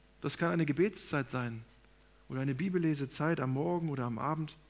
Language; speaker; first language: German; native; German